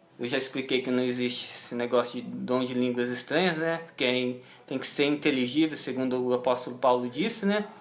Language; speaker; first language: Portuguese; native; Portuguese